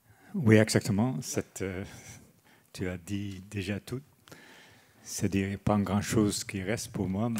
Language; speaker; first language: French; non-native, fluent; Dutch